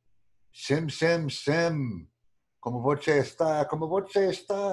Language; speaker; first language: Portuguese; non-native, learner; English